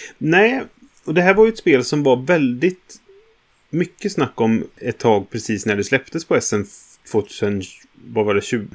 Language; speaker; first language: Swedish; native; Swedish